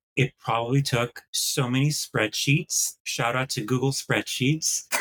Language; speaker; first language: English; native; English